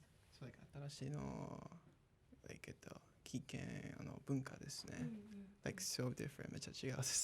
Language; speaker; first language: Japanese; non-native, learner; English